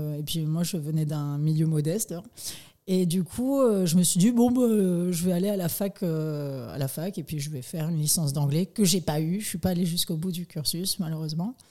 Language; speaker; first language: French; native; French